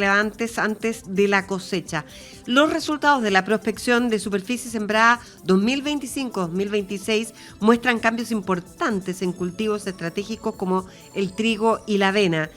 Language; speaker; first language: Spanish; native; Spanish